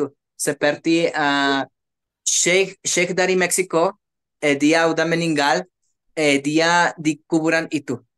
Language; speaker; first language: Indonesian; non-native, learner; Spanish